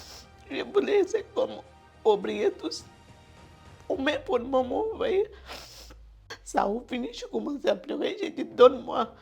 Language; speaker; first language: French; non-native, learner; Portuguese